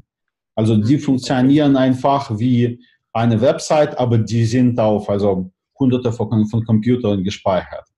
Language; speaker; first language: German; non-native, fluent; Russian